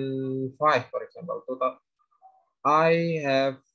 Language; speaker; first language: English; non-native, fluent; Indonesian